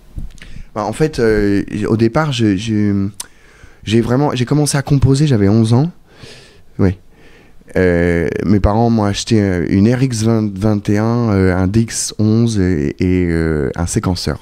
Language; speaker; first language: French; native; French